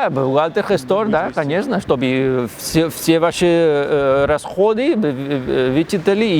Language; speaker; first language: Russian; non-native, learner; Spanish